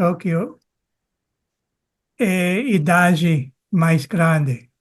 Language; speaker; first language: Portuguese; non-native, learner; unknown